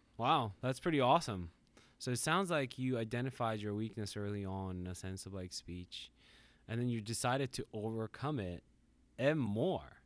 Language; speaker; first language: English; non-native, fluent; Japanese